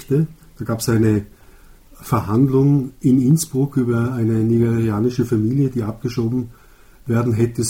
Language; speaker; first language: German; native; German